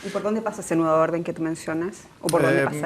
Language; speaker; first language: Spanish; native; Spanish